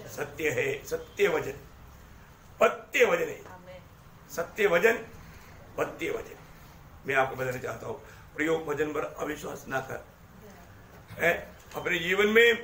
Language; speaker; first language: Hindi; non-native, local second language; Malayalam